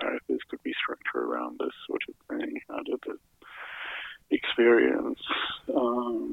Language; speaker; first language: English; native; English